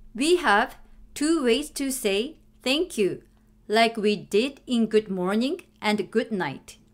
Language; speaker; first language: English; non-native, fluent; Japanese